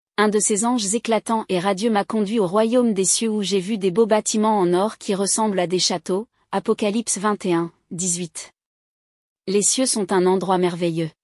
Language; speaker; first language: French; non-native, local second language; Rundi